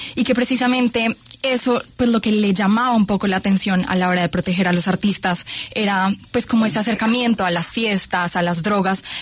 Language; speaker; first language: Spanish; native; Spanish